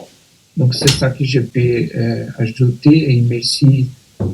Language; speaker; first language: French; non-native, fluent; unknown